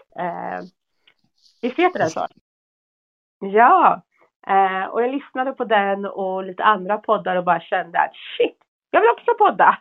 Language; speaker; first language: Swedish; native; Swedish